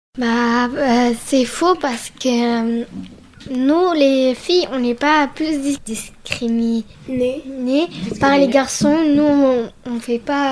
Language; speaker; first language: French; native; French